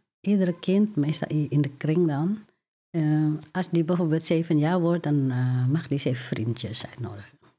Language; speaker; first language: Dutch; non-native, fluent; Indonesian